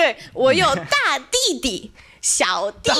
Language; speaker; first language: Chinese; non-native, fluent; Russian